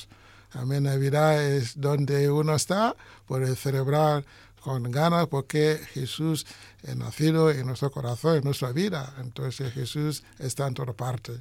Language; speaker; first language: Spanish; non-native, learner; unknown